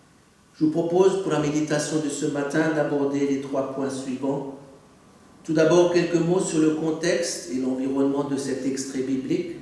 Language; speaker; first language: French; native; French